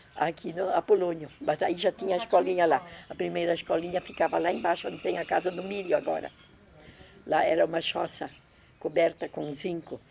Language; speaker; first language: Portuguese; native; Portuguese